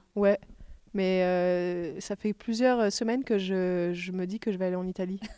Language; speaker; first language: French; native; French